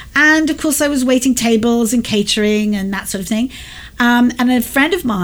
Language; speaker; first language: English; native; English